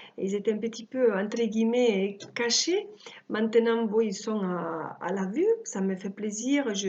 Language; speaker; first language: French; early bilingual, other home language; Spanish